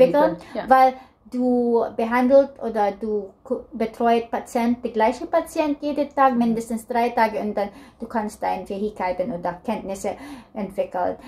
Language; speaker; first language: German; non-native, learner; Filipino